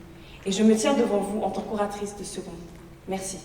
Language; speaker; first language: French; non-native, local second language; Swahili